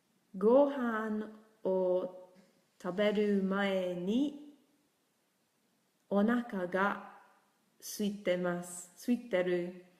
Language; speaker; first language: Japanese; non-native, learner; English